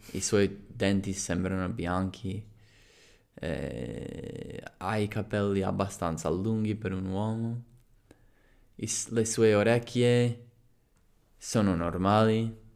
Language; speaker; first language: Italian; non-native, fluent; English